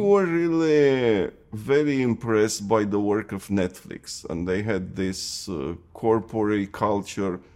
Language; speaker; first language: English; non-native, fluent; Romanian